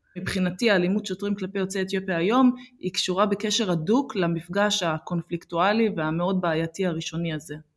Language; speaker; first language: Hebrew; early bilingual, other home language; Amharic